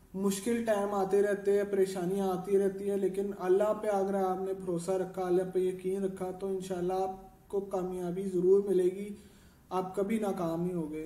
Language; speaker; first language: Urdu; non-native, local second language; Punjabi